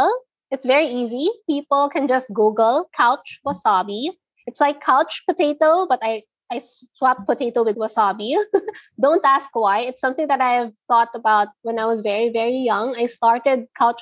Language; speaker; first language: English; non-native, local second language; Filipino